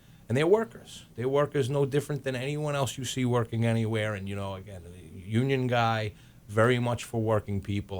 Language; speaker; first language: English; native; English